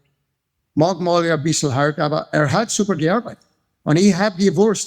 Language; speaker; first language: German; non-native, fluent; English